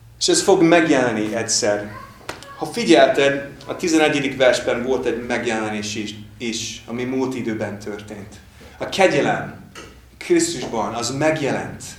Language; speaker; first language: Hungarian; non-native, fluent; English